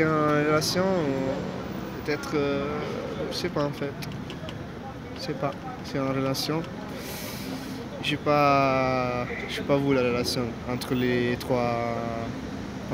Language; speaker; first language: French; non-native, learner; Italian